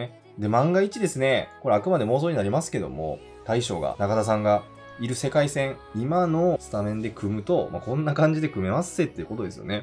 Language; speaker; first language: Japanese; native; Japanese